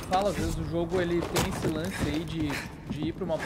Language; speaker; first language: Portuguese; native; Portuguese